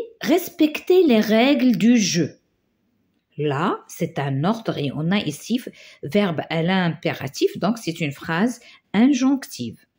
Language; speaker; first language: French; non-native, local second language; Arabic